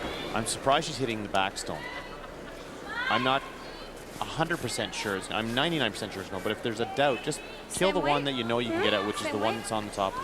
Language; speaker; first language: English; native; English